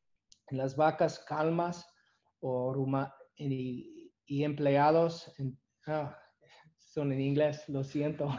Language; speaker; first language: Spanish; non-native, learner; English